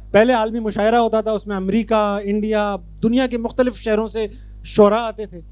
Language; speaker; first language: Urdu; native; Urdu